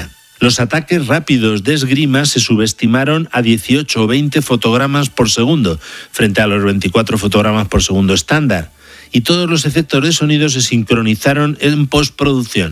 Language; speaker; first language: Spanish; native; Spanish